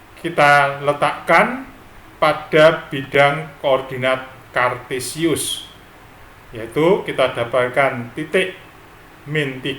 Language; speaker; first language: Indonesian; native; Indonesian